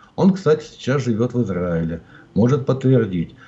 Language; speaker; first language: Russian; native; Russian